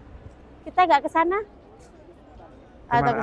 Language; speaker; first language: Indonesian; native; Indonesian